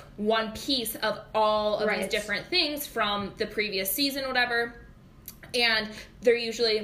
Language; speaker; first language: English; native; English